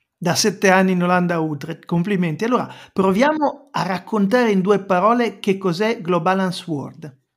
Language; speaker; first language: Italian; native; Italian